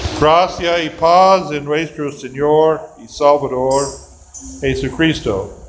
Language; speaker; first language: Spanish; non-native, fluent; English